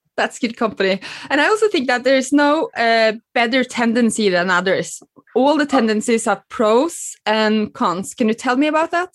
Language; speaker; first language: English; non-native, fluent; Norwegian